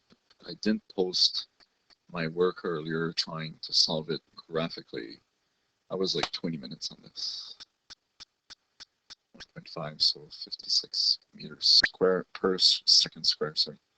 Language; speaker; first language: English; native; English